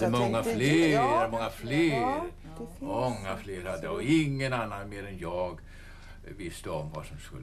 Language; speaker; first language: Swedish; native; Swedish